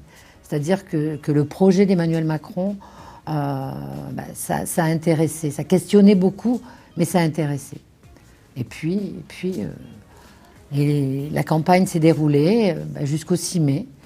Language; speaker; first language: French; native; French